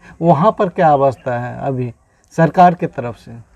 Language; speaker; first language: Hindi; non-native, learner; Maithili